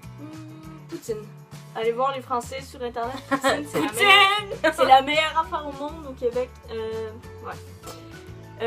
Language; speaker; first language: French; native; French